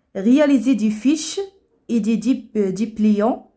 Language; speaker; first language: French; non-native, local second language; Arabic